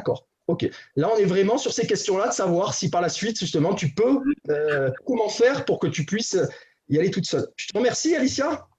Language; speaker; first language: French; native; French